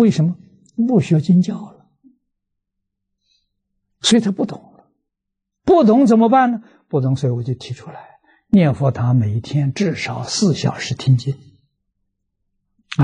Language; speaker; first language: Chinese; native; Chinese